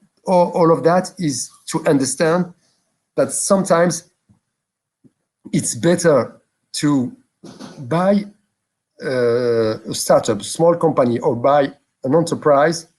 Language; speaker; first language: English; non-native, local second language; French